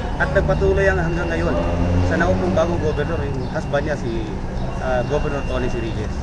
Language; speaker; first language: Filipino; non-native, local second language; Cebuano